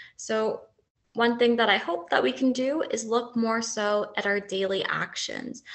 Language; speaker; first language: English; native; English